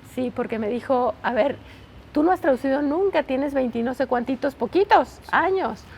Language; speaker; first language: Spanish; native; Spanish